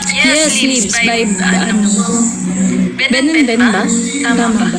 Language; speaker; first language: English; non-native, learner; Filipino